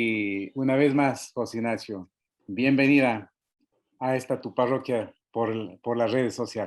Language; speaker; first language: Spanish; native; Spanish